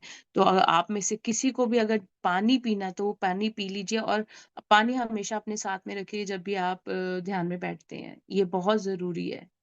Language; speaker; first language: Hindi; native; Hindi